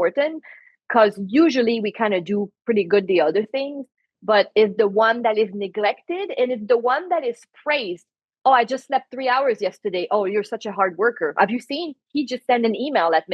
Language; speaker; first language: English; non-native, fluent; French